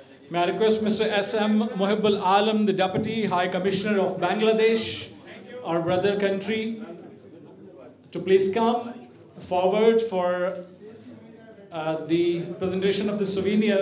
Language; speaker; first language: English; non-native, local second language; Urdu